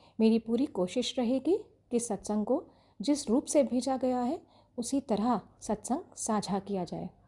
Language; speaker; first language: Hindi; native; Hindi